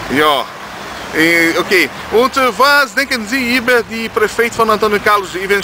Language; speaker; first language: German; non-native, learner; Portuguese